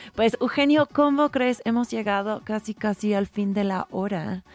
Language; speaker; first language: Spanish; non-native, fluent; English